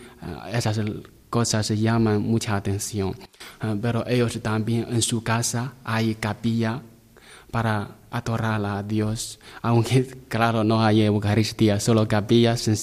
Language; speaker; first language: Spanish; non-native, learner; Chinese